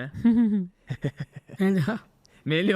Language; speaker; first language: Portuguese; native; Portuguese